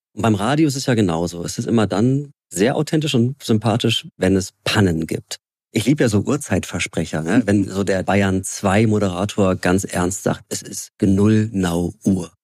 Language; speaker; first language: German; native; German